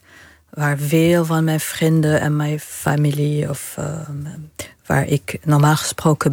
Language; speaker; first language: Dutch; non-native, fluent; Arabic